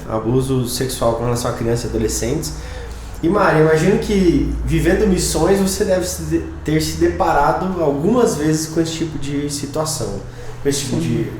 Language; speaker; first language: Portuguese; native; Portuguese